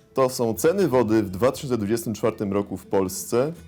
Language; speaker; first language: Polish; native; Polish